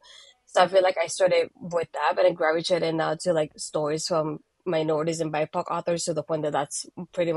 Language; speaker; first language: English; non-native, fluent; Spanish